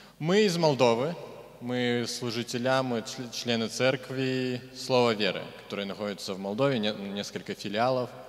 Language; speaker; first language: Russian; non-native, local second language; Bulgarian